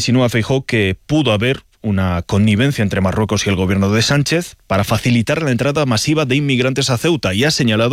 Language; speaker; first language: Spanish; native; Spanish